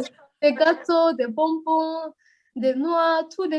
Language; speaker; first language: French; non-native, learner; Azerbaijani